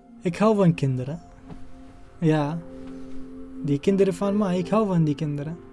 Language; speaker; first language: Dutch; non-native, learner; Arabic